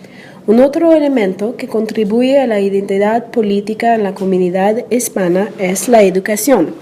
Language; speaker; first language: Spanish; non-native, learner; English